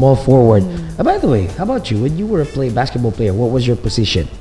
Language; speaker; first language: English; non-native, local second language; Filipino